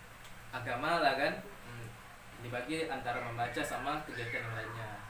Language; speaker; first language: Indonesian; native; Indonesian